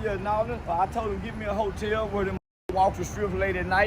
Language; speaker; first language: English; native; English